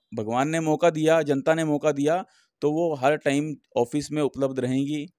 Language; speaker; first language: Hindi; native; Hindi